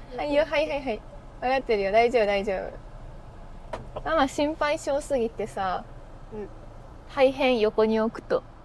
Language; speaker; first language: Japanese; native; Japanese